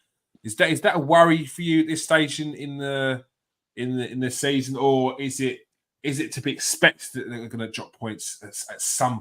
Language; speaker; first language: English; native; English